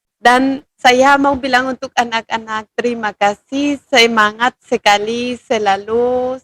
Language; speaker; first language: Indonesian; non-native, fluent; Spanish